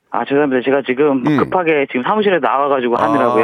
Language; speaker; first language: Korean; native; Korean